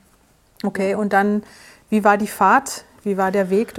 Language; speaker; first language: German; native; German